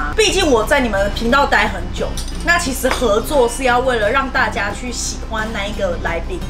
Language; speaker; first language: Chinese; native; Chinese